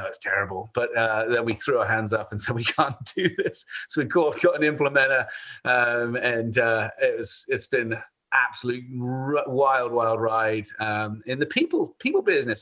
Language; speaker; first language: English; native; English